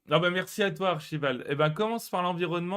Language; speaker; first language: French; native; French